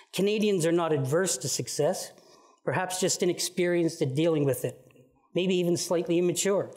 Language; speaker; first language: English; native; English